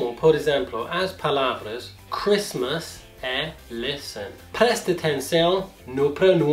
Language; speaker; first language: Portuguese; non-native, fluent; English